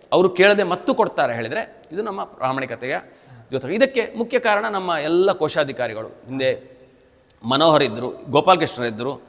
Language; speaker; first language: Kannada; native; Kannada